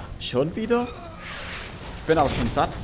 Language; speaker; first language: German; native; German